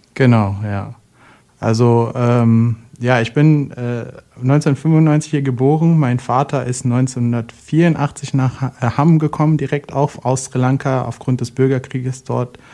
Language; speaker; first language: German; native; German